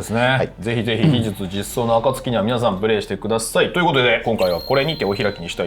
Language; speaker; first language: Japanese; native; Japanese